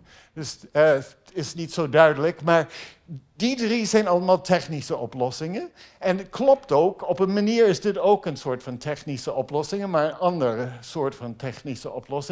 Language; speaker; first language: Dutch; non-native, fluent; English